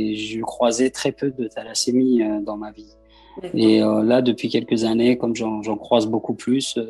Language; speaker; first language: French; early bilingual, other home language; Persian